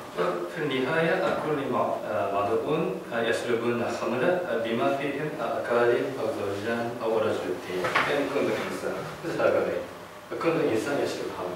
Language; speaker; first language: Arabic; non-native, learner; Japanese